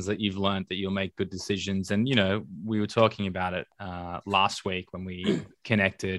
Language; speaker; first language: English; native; English